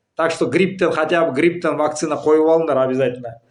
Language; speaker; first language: Russian; non-native, local second language; Kazakh